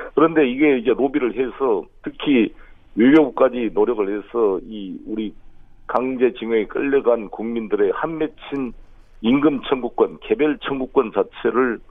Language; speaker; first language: Korean; native; Korean